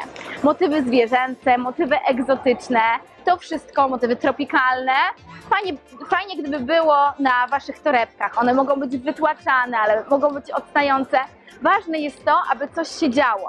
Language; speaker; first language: Polish; native; Polish